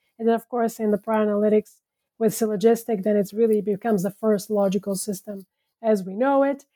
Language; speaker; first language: English; non-native, fluent; Portuguese